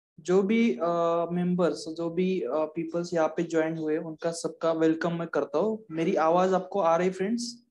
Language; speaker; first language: Hindi; non-native, local second language; Marathi